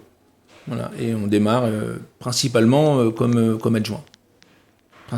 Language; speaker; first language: French; native; French